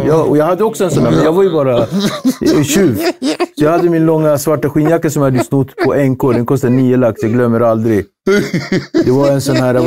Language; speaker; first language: Swedish; native; Swedish